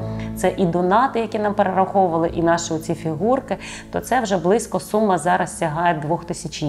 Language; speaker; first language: Ukrainian; native; Ukrainian